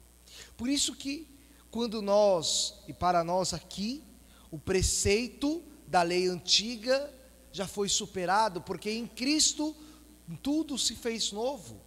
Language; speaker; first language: Portuguese; native; Portuguese